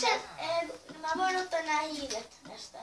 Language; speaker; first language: Finnish; native; Finnish